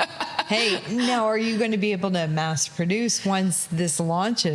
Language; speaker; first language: English; native; English